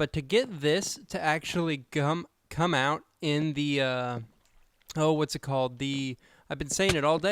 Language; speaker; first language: English; native; English